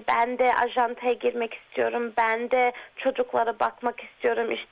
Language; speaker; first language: Turkish; early bilingual, heritage; Turkish